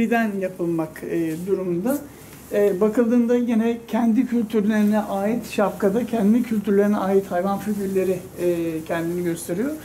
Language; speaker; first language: Turkish; native; Turkish